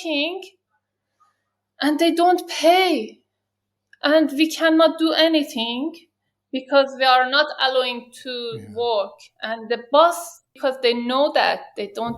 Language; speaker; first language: English; non-native, learner; Persian